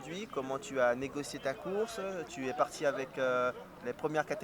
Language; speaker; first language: French; native; French